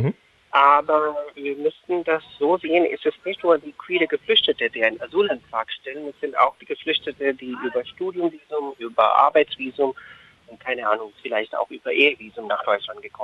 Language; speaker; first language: German; non-native, fluent; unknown